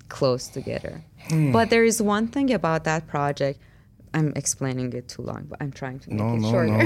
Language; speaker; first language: English; non-native, fluent; Persian